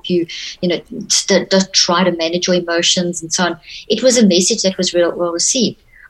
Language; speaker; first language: English; native; English